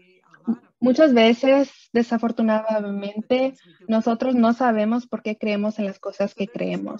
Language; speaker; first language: Spanish; early bilingual, other home language; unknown